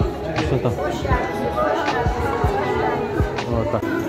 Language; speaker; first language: Russian; non-native, local second language; Azerbaijani